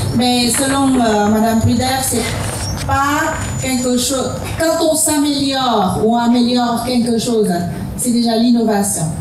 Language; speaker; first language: French; non-native, fluent; Vietnamese